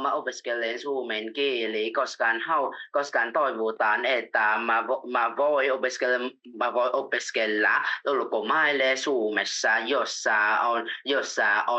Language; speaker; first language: Finnish; non-native, learner; Vietnamese